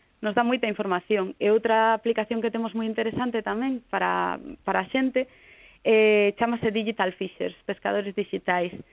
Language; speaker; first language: Galician; non-native, local second language; Spanish